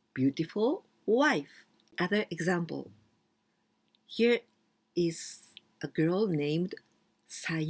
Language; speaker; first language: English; non-native, fluent; Japanese